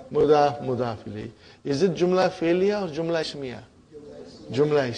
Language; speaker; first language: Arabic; non-native, fluent; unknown